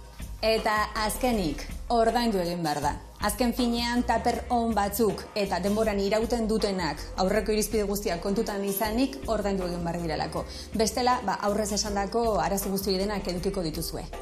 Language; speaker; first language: Basque; native; Basque